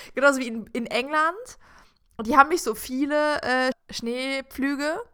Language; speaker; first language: German; native; German